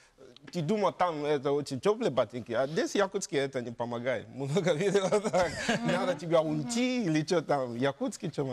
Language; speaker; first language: Russian; non-native, learner; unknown